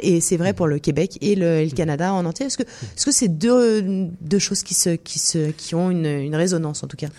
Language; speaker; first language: French; native; French